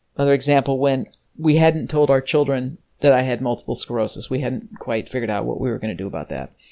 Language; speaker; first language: English; native; English